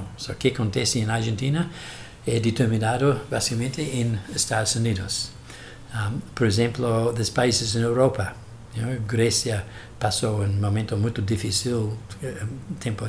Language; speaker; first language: Portuguese; non-native, fluent; English